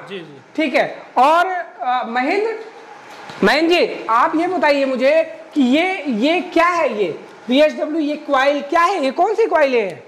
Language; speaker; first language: Hindi; native; Hindi